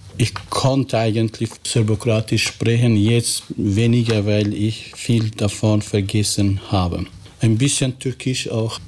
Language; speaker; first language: German; non-native, fluent; Albanian